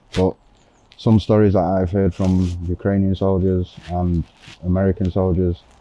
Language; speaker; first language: English; native; English